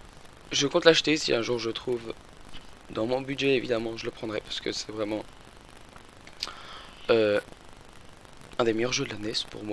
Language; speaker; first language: French; native; French